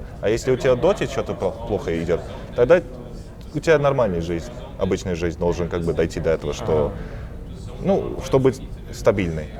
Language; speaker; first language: Russian; early bilingual, heritage; Russian